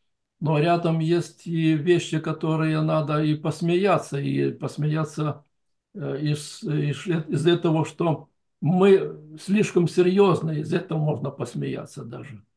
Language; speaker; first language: Russian; non-native, fluent; Lithuanian